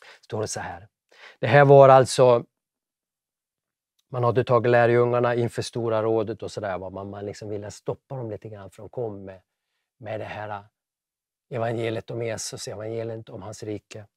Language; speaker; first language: Swedish; native; Swedish